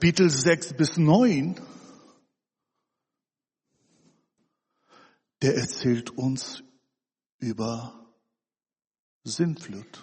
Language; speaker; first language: German; non-native, fluent; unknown